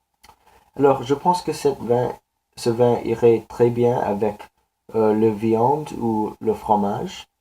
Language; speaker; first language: French; non-native, learner; English